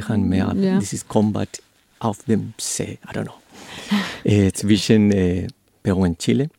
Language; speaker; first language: German; non-native, learner; Spanish